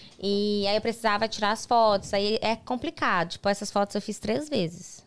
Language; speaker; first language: Portuguese; native; Portuguese